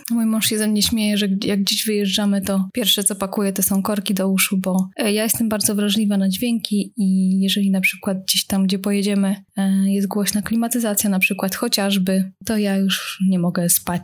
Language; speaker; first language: Polish; native; Polish